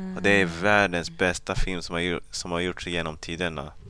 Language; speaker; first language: Swedish; early bilingual, other home language; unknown